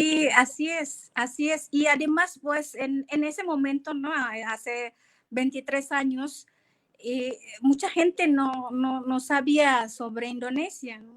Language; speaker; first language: Spanish; non-native, fluent; Indonesian